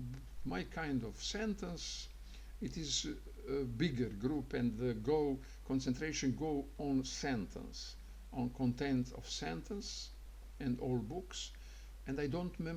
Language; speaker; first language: English; non-native, learner; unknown